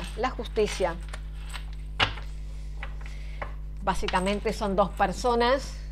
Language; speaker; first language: Spanish; native; Spanish